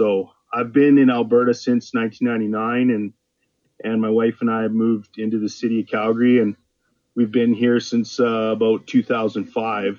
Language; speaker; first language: English; native; English